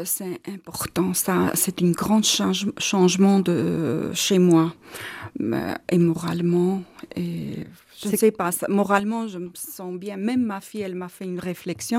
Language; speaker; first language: French; non-native, learner; Armenian